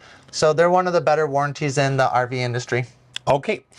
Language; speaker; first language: English; native; English